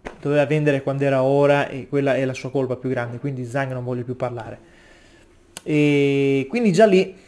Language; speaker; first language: Italian; native; Italian